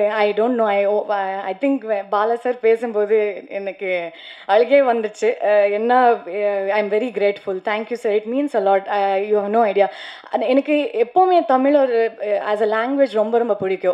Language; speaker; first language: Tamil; non-native, learner; Kannada